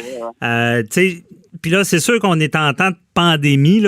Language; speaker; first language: French; native; French